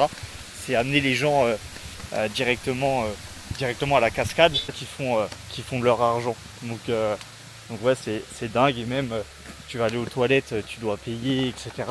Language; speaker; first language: French; native; French